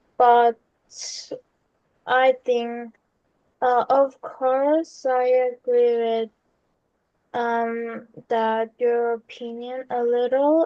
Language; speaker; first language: English; non-native, learner; Korean